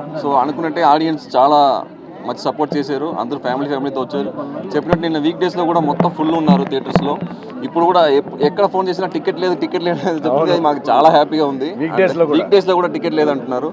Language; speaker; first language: Telugu; native; Telugu